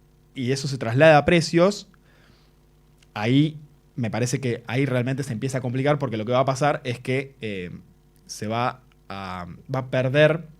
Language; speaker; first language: Spanish; native; Spanish